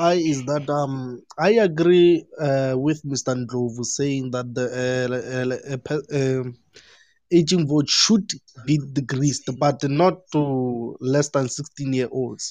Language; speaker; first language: English; non-native, local second language; Northern Sotho